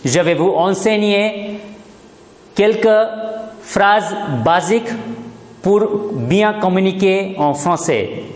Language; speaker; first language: French; non-native, fluent; Hindi